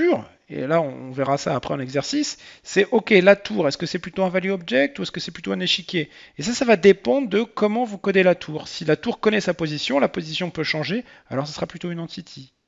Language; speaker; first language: French; native; French